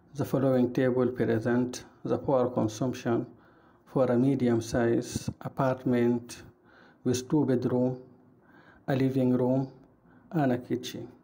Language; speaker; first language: English; non-native, fluent; Arabic